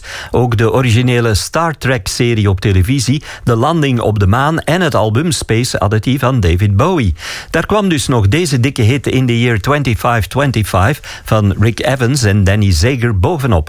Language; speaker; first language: Dutch; native; Dutch